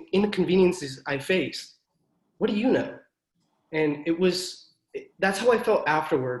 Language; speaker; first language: English; native; English